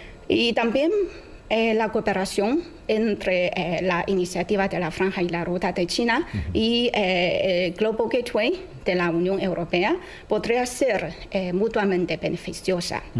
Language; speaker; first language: Spanish; non-native, fluent; Chinese